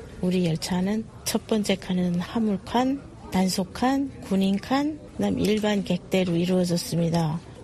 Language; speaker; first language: Korean; native; Korean